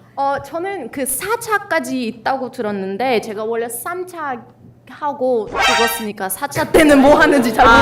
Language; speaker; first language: Korean; non-native, fluent; Spanish